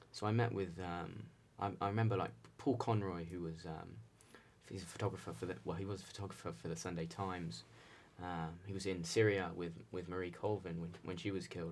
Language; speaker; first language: English; native; English